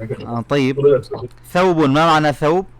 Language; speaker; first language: Arabic; non-native, fluent; Bangla